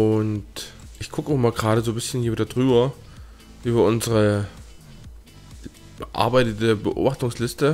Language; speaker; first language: German; native; German